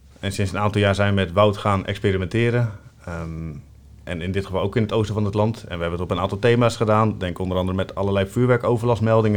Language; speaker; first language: Dutch; native; Dutch